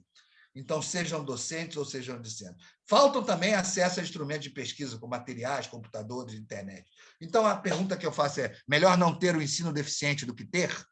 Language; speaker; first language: Portuguese; native; Portuguese